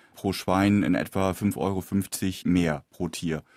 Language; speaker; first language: German; native; German